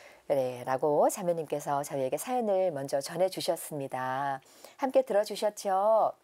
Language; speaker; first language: Korean; native; Korean